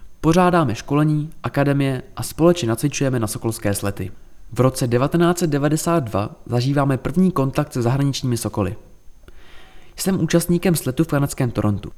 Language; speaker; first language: Czech; native; Czech